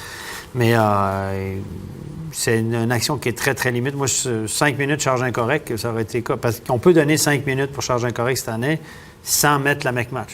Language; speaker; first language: French; native; French